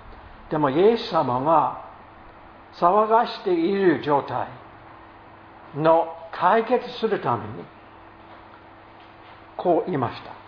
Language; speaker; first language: Japanese; non-native, fluent; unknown